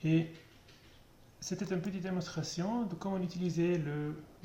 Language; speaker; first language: French; non-native, learner; German